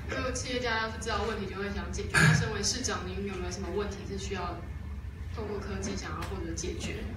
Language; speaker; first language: Chinese; native; Chinese